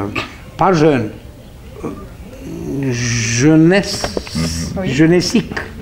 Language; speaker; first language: French; non-native, fluent; Romanian